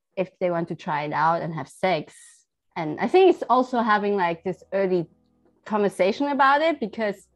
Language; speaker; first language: English; early bilingual, heritage; Chinese